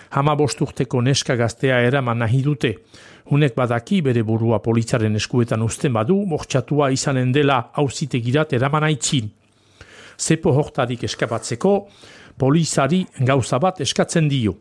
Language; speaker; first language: Basque; native; Basque